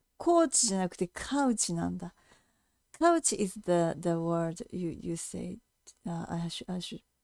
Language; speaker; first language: Japanese; native; Japanese